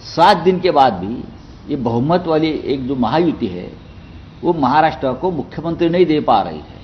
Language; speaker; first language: Hindi; non-native, local second language; Marathi